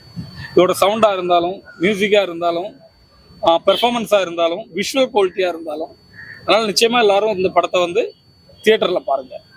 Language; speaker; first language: Tamil; native; Tamil